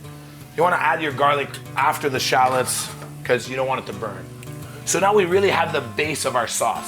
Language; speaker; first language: English; native; English